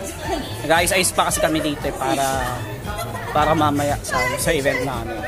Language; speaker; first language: Filipino; native; Filipino